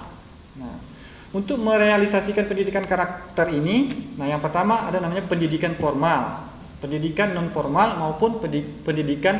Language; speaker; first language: Indonesian; native; Indonesian